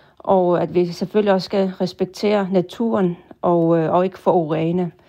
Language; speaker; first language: Danish; non-native, local second language; Kalaallisut